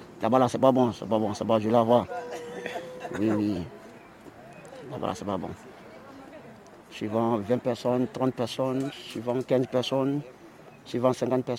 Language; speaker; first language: French; non-native, learner; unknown